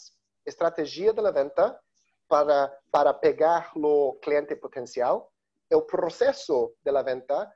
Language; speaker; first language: Spanish; non-native, learner; Portuguese